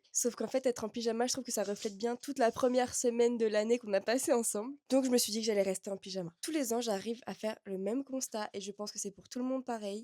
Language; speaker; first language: French; native; French